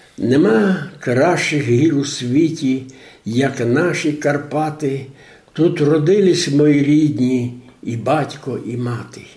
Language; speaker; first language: Ukrainian; native; Ukrainian